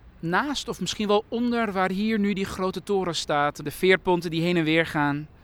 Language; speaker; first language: Dutch; early bilingual, other home language; Persian